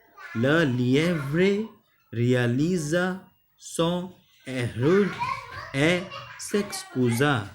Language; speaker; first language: French; non-native, learner; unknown